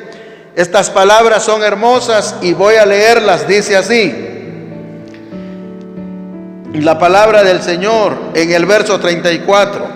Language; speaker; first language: Spanish; native; Spanish